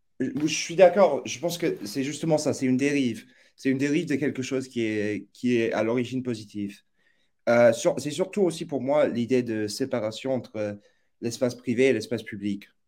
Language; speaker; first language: French; non-native, fluent; English